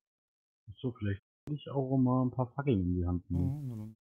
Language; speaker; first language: German; native; German